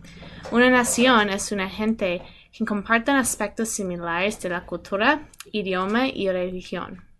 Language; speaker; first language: Spanish; non-native, learner; English